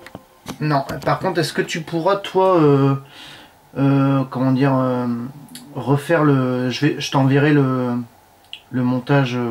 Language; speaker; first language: French; native; French